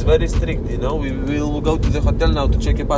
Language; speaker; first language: English; non-native, learner; Russian